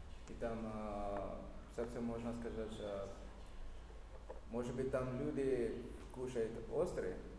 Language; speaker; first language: Russian; non-native, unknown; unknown